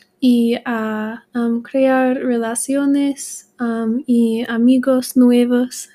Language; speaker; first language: Spanish; non-native, learner; English